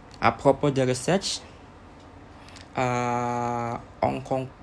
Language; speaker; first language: French; non-native, learner; Indonesian